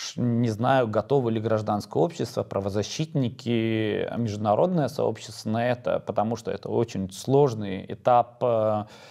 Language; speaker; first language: Russian; non-native, fluent; Lithuanian